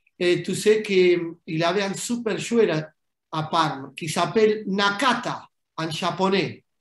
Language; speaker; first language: French; non-native, fluent; Spanish